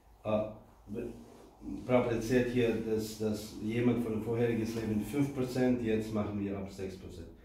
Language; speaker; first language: German; non-native, fluent; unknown